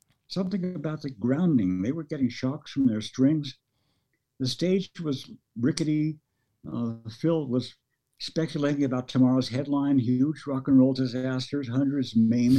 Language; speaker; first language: English; early bilingual, other home language; Norwegian